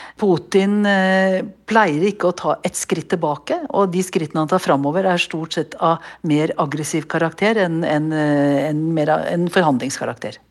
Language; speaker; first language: Norwegian; native; Norwegian